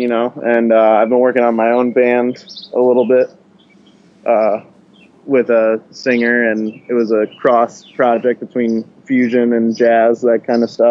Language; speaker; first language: English; native; English